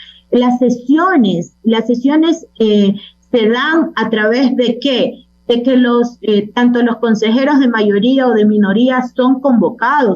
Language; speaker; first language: Spanish; native; Spanish